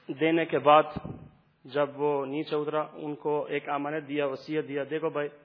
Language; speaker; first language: Urdu; non-native, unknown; Albanian